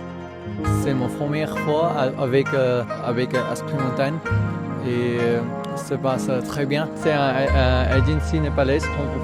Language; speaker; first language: French; non-native, fluent; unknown